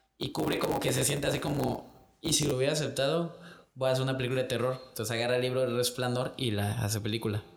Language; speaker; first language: Spanish; native; Spanish